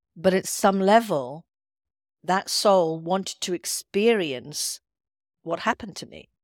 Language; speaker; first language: English; native; English